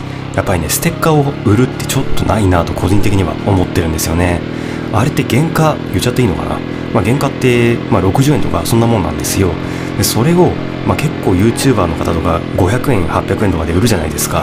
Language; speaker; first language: Japanese; native; Japanese